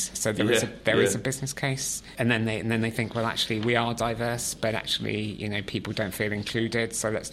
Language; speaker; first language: English; native; English